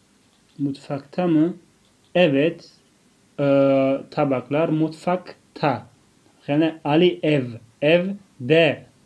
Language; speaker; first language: Turkish; non-native, fluent; Tajik